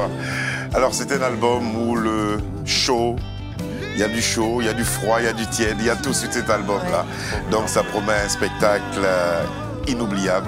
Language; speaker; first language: French; native; French